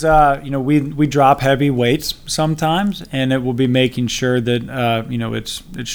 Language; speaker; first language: English; native; English